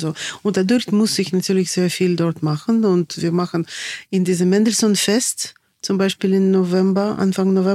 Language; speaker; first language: German; non-native, fluent; Russian